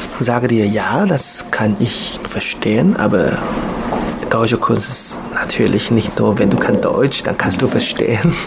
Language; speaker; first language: German; non-native, learner; Chinese